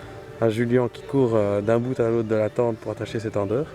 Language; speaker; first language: French; native; French